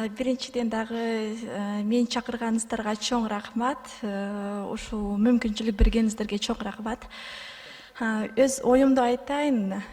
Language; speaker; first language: Kyrgyz; non-native, fluent; German